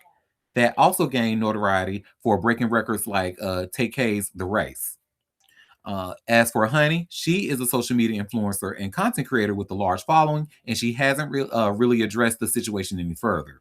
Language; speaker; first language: English; native; English